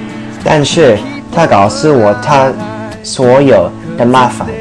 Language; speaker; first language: Chinese; non-native, learner; English